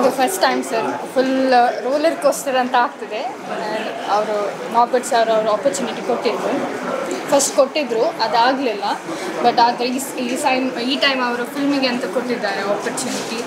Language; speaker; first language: Kannada; non-native, local second language; Konkani